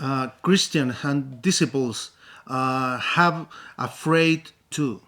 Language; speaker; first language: English; non-native, learner; Spanish